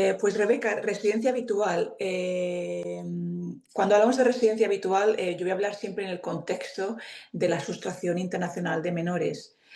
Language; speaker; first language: Spanish; native; Spanish